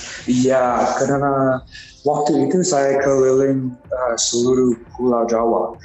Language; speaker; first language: Indonesian; non-native, fluent; English